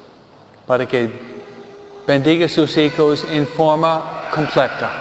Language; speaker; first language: Spanish; non-native, fluent; English